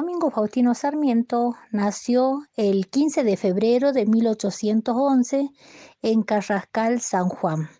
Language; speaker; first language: Spanish; native; Spanish